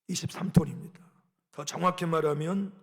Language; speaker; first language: Korean; native; Korean